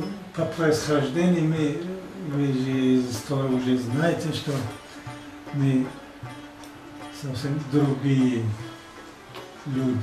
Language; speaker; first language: Russian; non-native, local second language; Tajik